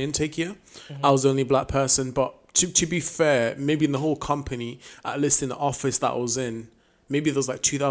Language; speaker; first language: English; native; English